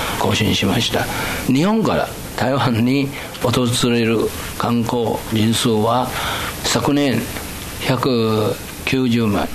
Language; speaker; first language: Japanese; non-native, fluent; Chinese